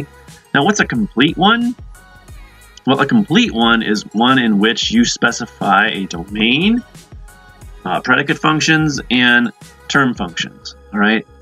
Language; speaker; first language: English; native; English